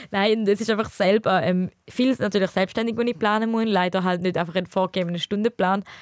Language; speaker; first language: German; early bilingual, other home language; Tamil